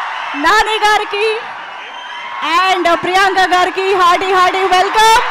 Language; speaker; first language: Telugu; native; Telugu